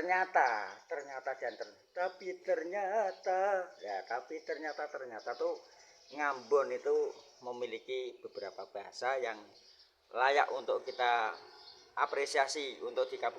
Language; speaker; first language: Indonesian; native; Indonesian